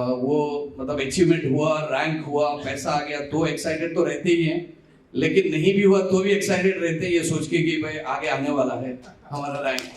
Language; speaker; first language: Hindi; non-native, local second language; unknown